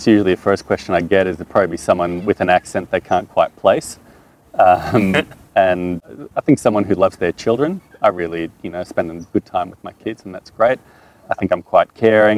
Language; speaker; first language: English; non-native, fluent; French